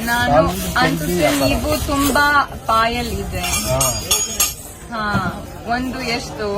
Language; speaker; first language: Kannada; non-native, learner; German